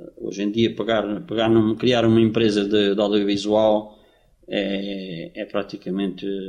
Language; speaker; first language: Portuguese; native; Portuguese